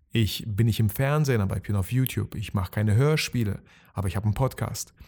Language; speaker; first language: German; early bilingual, other home language; Russian